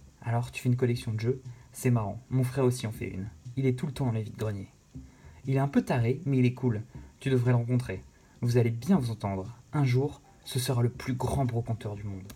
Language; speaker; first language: French; native; French